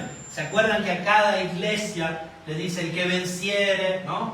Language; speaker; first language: Spanish; native; Spanish